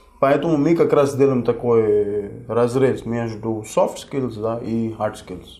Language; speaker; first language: Russian; non-native, fluent; Hindi